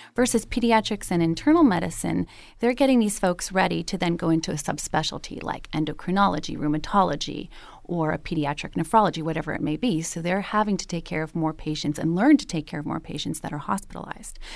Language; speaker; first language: English; native; English